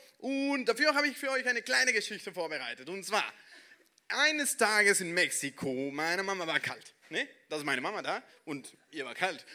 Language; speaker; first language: German; non-native, fluent; Spanish